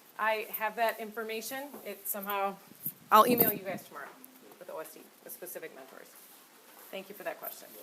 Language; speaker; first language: English; native; English